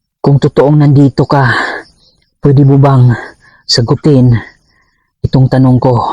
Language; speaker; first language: Filipino; non-native, local second language; Cebuano